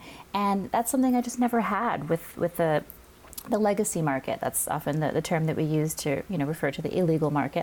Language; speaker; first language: English; native; English